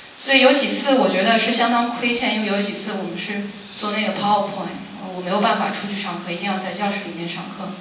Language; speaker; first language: Chinese; early bilingual, heritage; Chinese